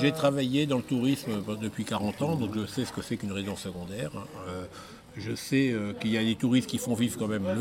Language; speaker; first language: French; native; French